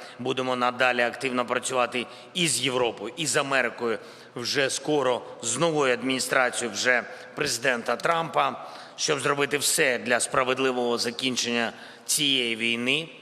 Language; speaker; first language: Ukrainian; non-native, local second language; Russian